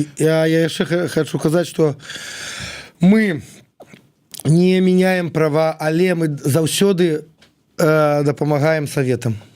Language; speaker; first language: Belarusian; non-native, local second language; Russian